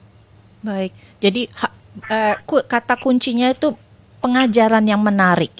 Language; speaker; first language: Indonesian; native; Indonesian